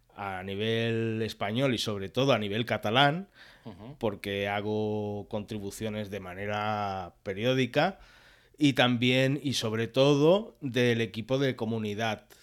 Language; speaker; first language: Spanish; non-native, local second language; Catalan